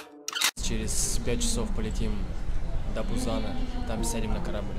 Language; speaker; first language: Russian; native; Russian